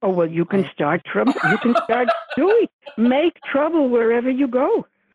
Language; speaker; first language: English; early bilingual, other home language; Spanish